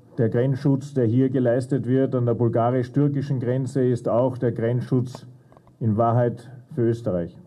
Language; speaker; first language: German; native; German